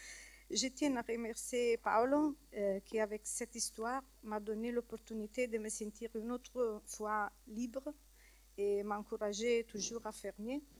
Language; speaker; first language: French; non-native, learner; Italian